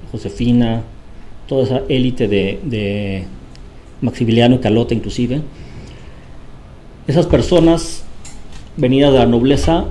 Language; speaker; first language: Spanish; native; Spanish